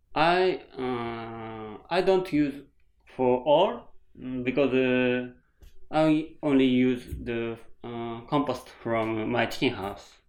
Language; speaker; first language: English; non-native, learner; Japanese